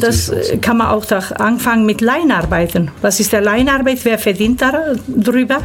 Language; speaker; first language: German; early bilingual, other home language; Turkish